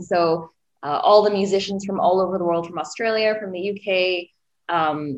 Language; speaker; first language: English; native; English